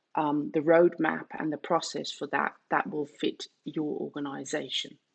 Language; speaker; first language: English; non-native, fluent; Danish